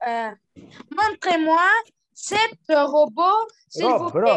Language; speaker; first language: French; non-native, learner; Arabic